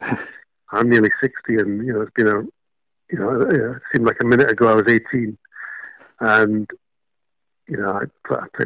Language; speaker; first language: English; native; English